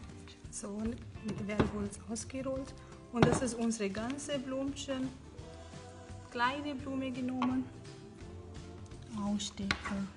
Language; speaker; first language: German; non-native, learner; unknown